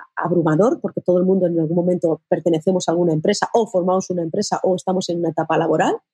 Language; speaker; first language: Spanish; native; Spanish